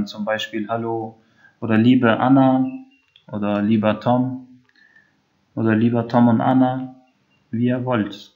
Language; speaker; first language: German; non-native, fluent; Albanian